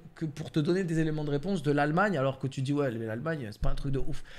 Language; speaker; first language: French; native; French